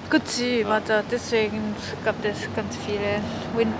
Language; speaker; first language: German; non-native, learner; Korean